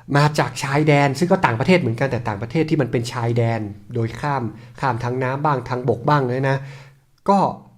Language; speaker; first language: Thai; native; Thai